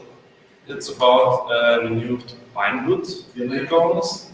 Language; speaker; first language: English; non-native, learner; Lithuanian